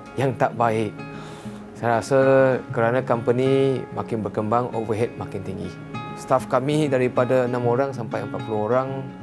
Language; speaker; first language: Malay; non-native, local second language; Chinese